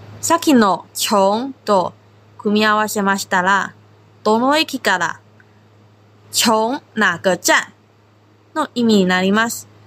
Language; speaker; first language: Japanese; non-native, fluent; Korean